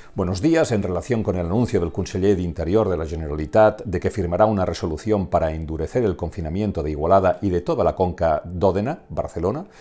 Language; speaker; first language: Spanish; non-native, local second language; Catalan